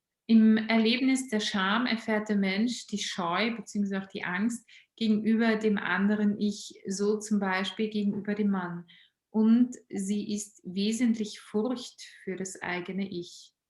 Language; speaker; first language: German; native; German